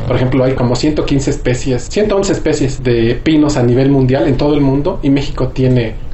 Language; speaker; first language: Spanish; native; Spanish